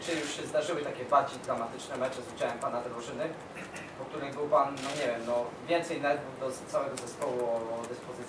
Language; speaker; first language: Polish; native; Polish